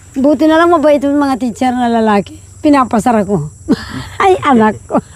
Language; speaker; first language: Filipino; native; Filipino